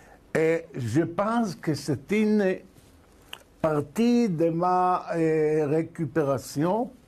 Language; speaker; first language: French; non-native, learner; Hebrew